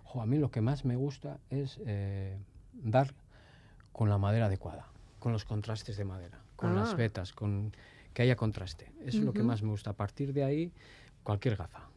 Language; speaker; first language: Spanish; native; Spanish